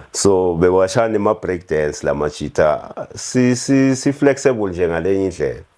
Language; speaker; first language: Zulu; non-native, local second language; Swati